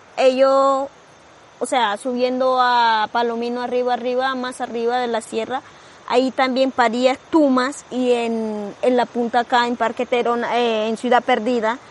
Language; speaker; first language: Spanish; non-native, local second language; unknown